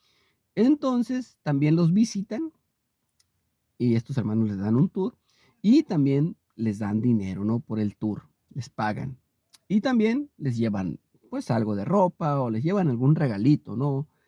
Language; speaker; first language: Spanish; native; Spanish